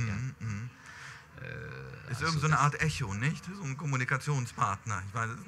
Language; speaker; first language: German; native; German